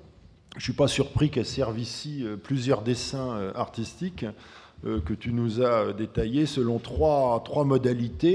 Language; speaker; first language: French; native; French